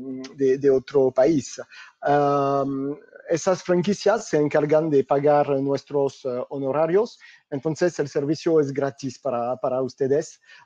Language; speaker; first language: Spanish; non-native, fluent; French